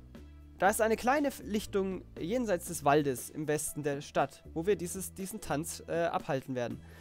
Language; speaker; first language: German; native; German